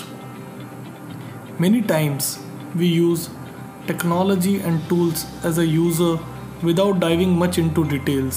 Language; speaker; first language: English; non-native, local second language; Hindi